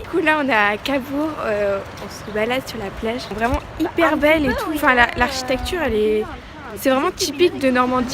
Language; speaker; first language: French; native; French